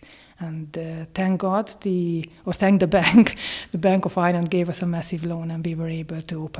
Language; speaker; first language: English; non-native, fluent; Hungarian